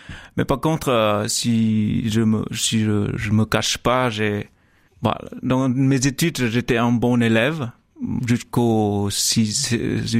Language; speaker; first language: French; non-native, learner; Vietnamese